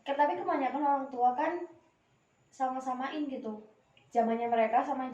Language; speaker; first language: Indonesian; native; Indonesian